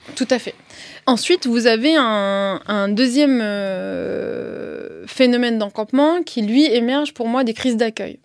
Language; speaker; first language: French; early bilingual, other home language; Arabic